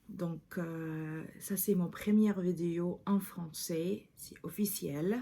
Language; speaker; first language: French; non-native, fluent; English